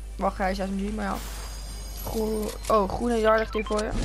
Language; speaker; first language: Dutch; native; Dutch